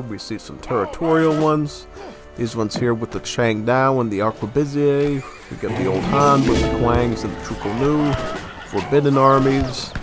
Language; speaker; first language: English; native; English